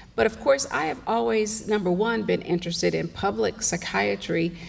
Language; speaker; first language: English; native; English